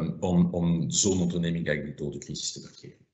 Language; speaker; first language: Dutch; non-native, fluent; French